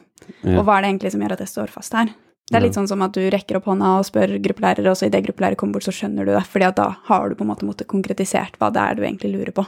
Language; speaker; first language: Norwegian; native; Norwegian